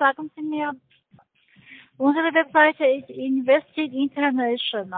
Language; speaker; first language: German; non-native, learner; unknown